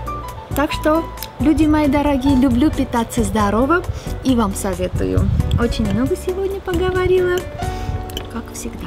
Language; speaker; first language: Russian; non-native, local second language; Armenian